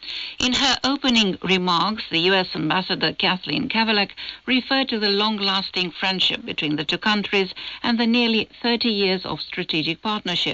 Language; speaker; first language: English; non-native, fluent; Romanian